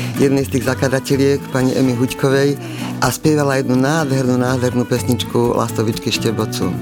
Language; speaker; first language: Slovak; native; Slovak